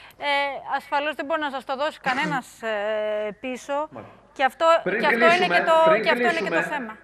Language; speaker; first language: Greek; native; Greek